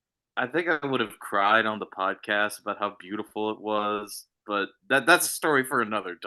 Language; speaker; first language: English; native; English